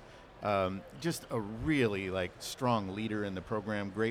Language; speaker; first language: English; native; English